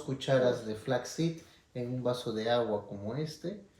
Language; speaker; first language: Spanish; non-native, fluent; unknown